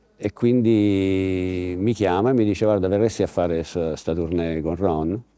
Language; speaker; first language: Italian; native; Italian